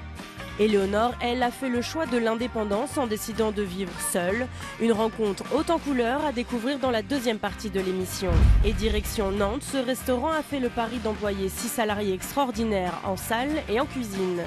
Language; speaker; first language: French; native; French